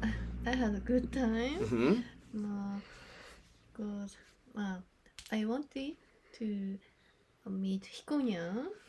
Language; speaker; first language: English; non-native, learner; Japanese